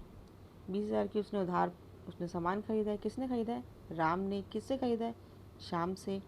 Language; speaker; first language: Hindi; native; Hindi